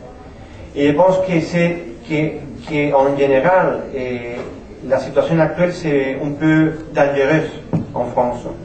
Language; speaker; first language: French; non-native, fluent; Spanish